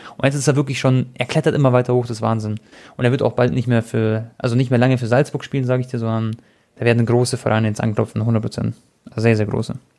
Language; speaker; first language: German; early bilingual, other home language; Croatian